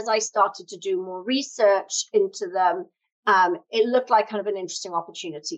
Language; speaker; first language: English; native; English